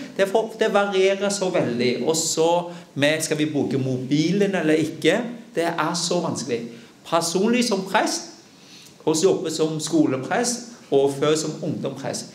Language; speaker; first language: Norwegian; non-native, fluent; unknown